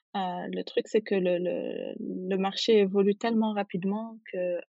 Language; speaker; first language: French; non-native, local second language; Arabic